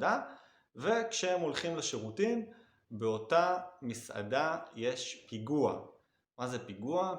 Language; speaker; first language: Hebrew; native; Hebrew